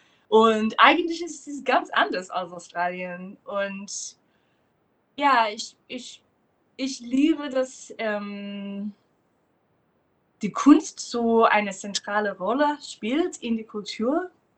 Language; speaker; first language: German; non-native, fluent; English